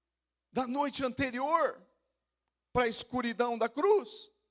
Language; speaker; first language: Portuguese; native; Portuguese